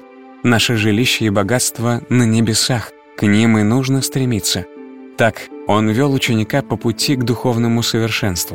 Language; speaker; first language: Russian; native; Russian